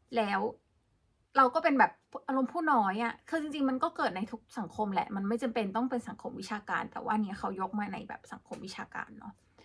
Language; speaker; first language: Thai; native; Thai